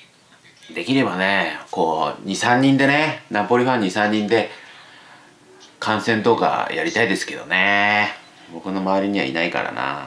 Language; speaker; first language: Japanese; native; Japanese